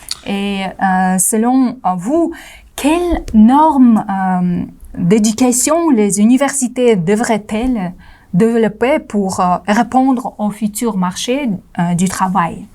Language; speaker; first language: French; non-native, learner; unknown